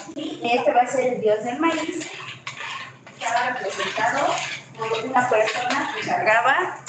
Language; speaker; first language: Spanish; native; Spanish